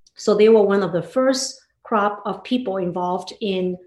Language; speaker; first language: English; non-native, fluent; Chinese